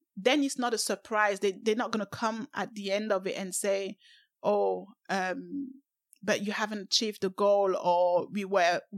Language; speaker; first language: English; non-native, local second language; French